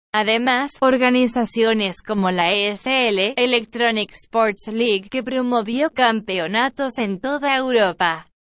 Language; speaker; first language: Spanish; non-native, learner; Portuguese